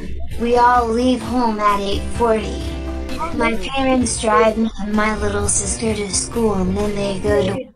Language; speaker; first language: English; non-native, learner; Vietnamese